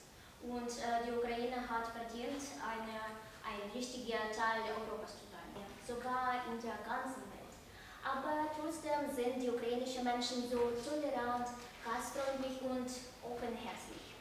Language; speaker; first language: German; non-native, learner; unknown